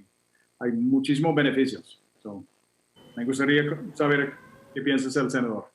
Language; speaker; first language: Spanish; non-native, fluent; English